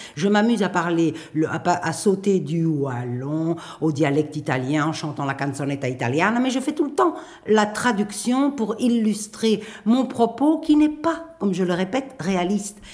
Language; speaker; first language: French; native; French